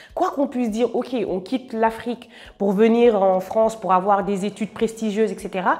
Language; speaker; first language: French; non-native, local second language; Wolof